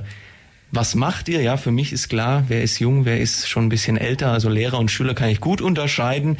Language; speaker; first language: German; native; German